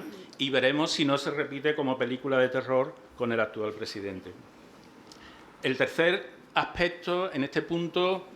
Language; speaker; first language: Spanish; native; Spanish